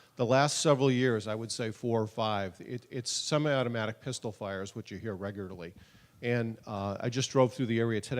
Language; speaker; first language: English; native; English